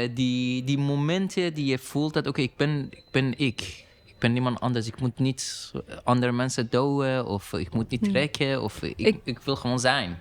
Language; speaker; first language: Dutch; non-native, learner; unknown